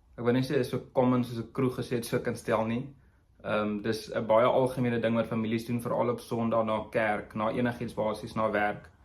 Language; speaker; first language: Afrikaans; native; Afrikaans